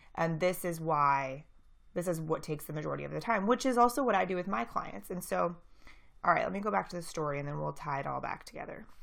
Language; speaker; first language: English; native; English